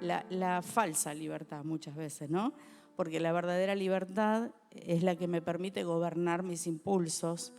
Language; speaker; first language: Spanish; native; Spanish